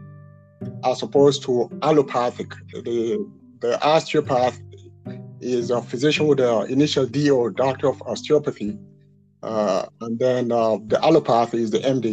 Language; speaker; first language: English; non-native, local second language; Yoruba